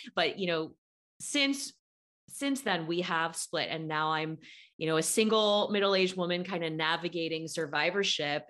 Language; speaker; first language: English; native; English